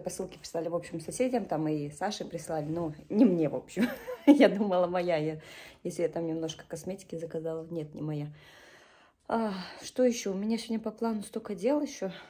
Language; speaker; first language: Russian; native; Russian